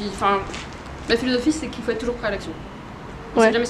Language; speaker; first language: French; native; French